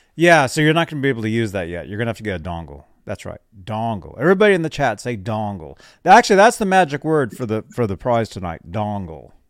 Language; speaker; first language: English; native; English